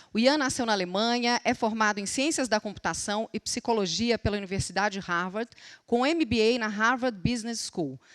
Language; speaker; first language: Portuguese; native; Portuguese